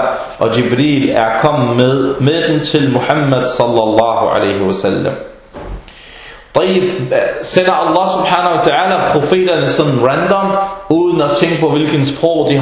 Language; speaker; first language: Danish; early bilingual, other home language; Arabic